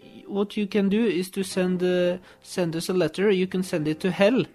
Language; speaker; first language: English; non-native, fluent; Norwegian